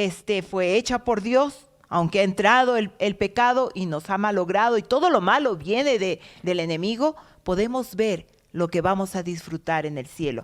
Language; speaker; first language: Spanish; native; Spanish